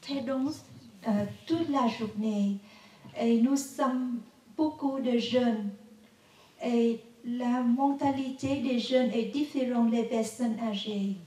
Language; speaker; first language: French; non-native, learner; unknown